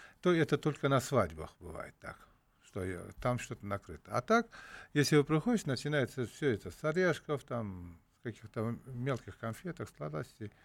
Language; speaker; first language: Russian; non-native, local second language; Uzbek